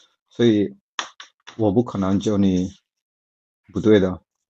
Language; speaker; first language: Chinese; non-native, fluent; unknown